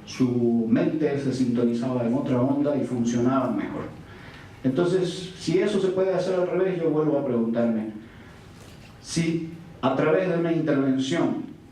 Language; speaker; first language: Spanish; native; Spanish